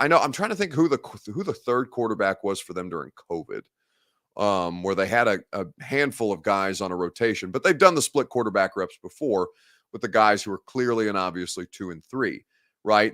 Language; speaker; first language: English; native; English